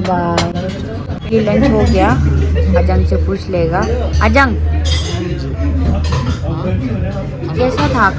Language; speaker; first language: Hindi; non-native, local second language; Tibetan